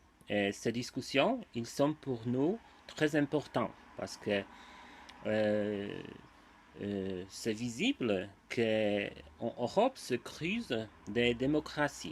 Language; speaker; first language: French; non-native, learner; Polish